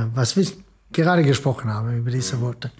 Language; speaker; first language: German; non-native, fluent; Swedish